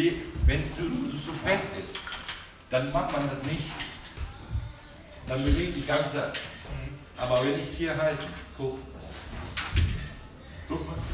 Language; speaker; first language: German; non-native, learner; Thai